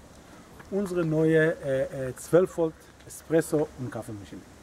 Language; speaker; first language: German; non-native, learner; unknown